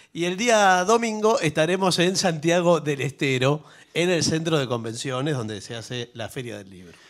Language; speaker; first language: Spanish; native; Spanish